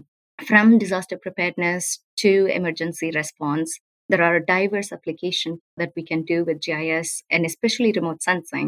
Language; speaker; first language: English; non-native, local second language; Tamil